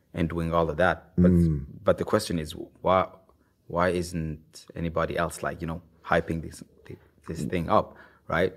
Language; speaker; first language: English; non-native, fluent; Swahili